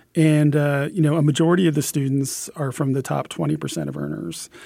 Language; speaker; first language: English; native; English